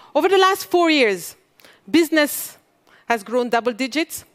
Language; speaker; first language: English; non-native, fluent; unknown